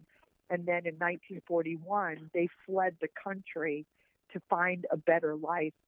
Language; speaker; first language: English; native; English